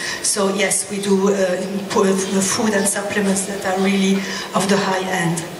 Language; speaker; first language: English; non-native, fluent; French